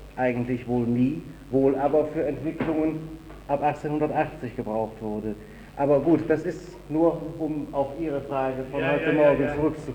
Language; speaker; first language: German; native; German